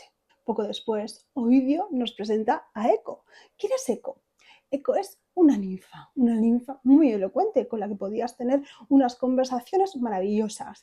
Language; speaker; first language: Spanish; native; Spanish